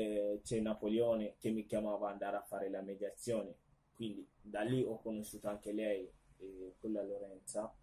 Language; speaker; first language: Italian; non-native, fluent; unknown